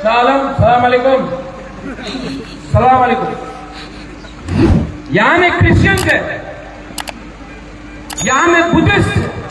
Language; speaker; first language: Hindi; non-native, local second language; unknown